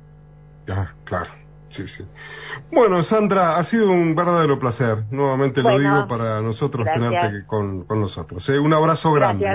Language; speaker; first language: Spanish; native; Spanish